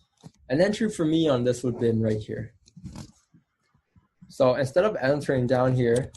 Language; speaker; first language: English; native; English